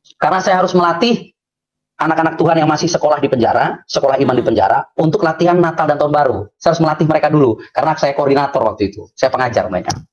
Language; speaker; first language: Indonesian; native; Indonesian